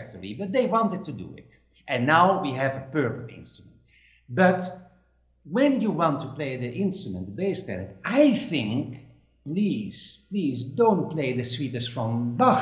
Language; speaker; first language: English; non-native, fluent; Dutch